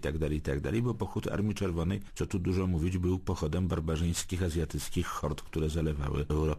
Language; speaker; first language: Polish; native; Polish